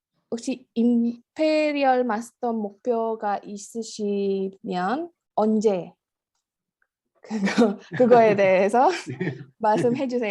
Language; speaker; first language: Korean; non-native, fluent; Indonesian